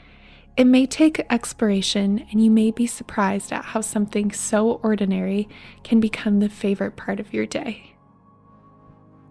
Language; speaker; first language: English; native; English